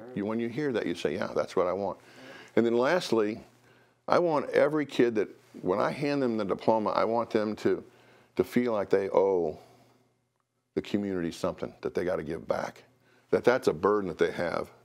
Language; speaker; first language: English; native; English